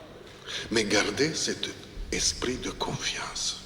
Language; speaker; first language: French; non-native, fluent; Italian